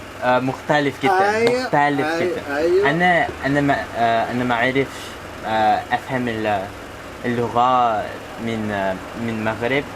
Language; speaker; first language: Arabic; non-native, learner; English